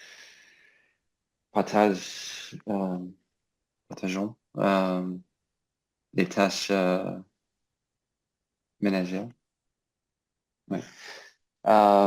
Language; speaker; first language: French; non-native, learner; English